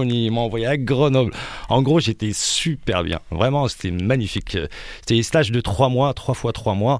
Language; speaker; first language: French; early bilingual, other home language; Arabic